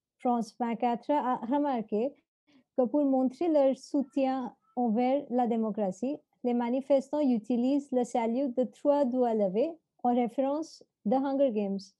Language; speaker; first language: French; non-native, fluent; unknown